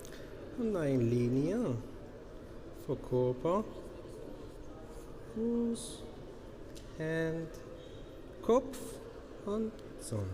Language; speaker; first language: German; non-native, learner; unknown